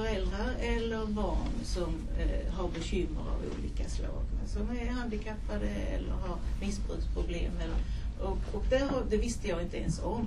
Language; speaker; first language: Swedish; native; Swedish